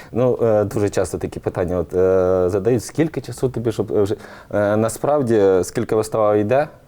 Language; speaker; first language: Ukrainian; native; Ukrainian